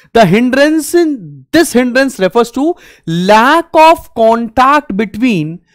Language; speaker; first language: Hindi; native; Hindi